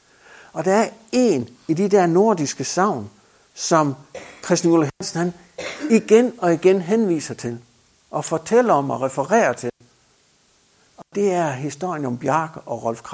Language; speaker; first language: Danish; native; Danish